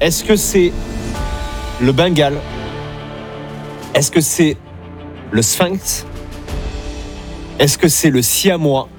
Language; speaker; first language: French; native; French